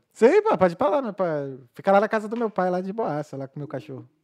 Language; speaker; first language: Portuguese; native; Portuguese